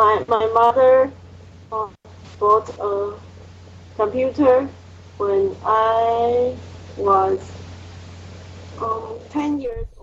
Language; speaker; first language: English; non-native, learner; Chinese